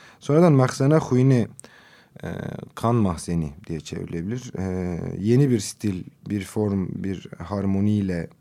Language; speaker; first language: Turkish; non-native, local second language; Kurdish